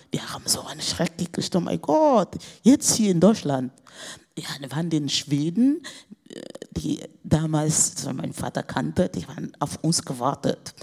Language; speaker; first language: German; non-native, fluent; Portuguese